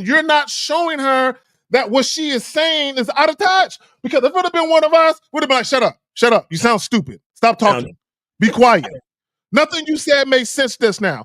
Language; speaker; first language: English; native; English